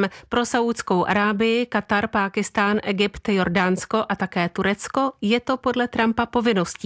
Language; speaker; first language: Czech; native; Czech